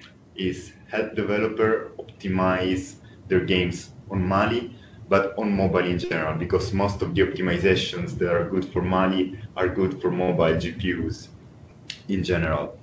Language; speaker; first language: English; non-native, fluent; Italian